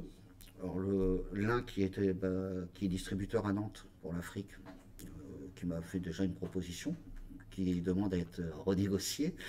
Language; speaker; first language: French; native; French